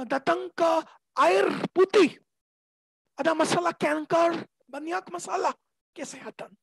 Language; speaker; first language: Indonesian; non-native, learner; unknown